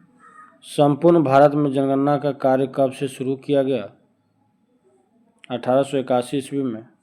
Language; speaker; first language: Hindi; native; Hindi